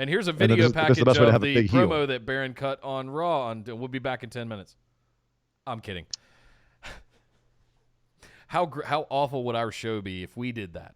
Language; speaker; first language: English; native; English